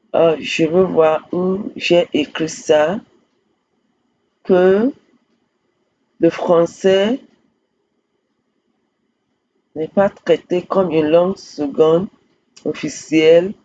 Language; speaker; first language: French; non-native, fluent; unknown